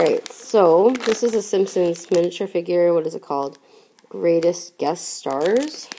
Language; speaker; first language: English; native; English